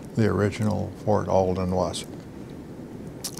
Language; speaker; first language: English; native; English